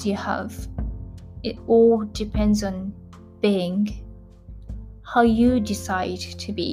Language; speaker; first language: English; non-native, fluent; Japanese